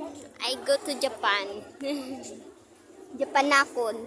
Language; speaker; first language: English; non-native, learner; Filipino